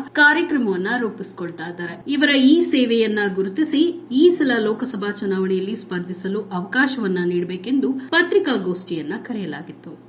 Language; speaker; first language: Kannada; native; Kannada